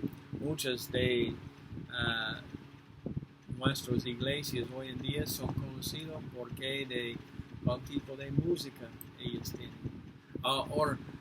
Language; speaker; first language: Spanish; non-native, fluent; English